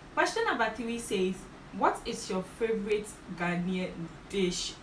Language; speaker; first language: English; non-native, local second language; Akan